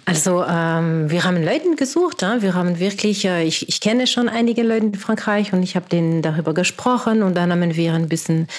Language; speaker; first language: German; non-native, fluent; French